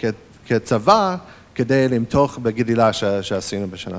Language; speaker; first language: Hebrew; non-native, fluent; English